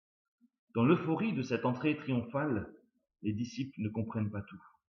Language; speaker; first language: French; native; French